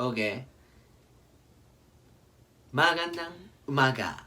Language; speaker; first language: Filipino; non-native, learner; Japanese